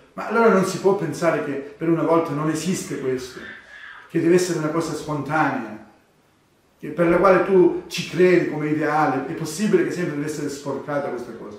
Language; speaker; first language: Italian; native; Italian